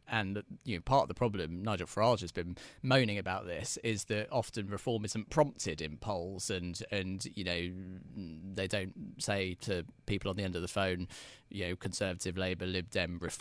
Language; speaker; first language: English; native; English